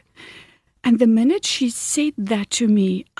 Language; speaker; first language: English; non-native, fluent; Afrikaans